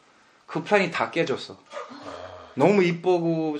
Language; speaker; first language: Korean; early bilingual, heritage; English